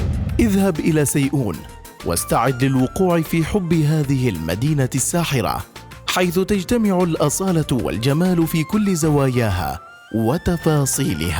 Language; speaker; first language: Arabic; native; Arabic